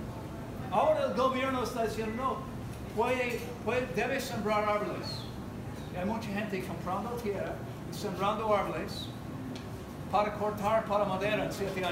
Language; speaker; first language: Spanish; non-native, learner; English